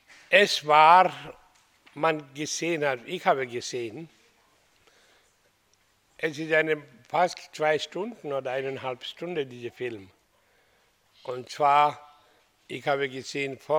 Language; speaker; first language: German; non-native, learner; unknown